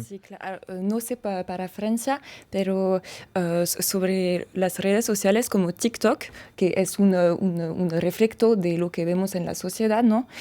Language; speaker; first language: Spanish; non-native, fluent; French